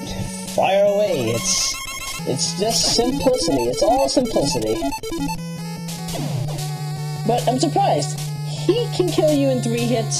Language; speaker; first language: English; native; English